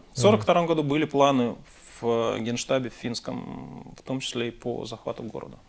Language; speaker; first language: Russian; native; Russian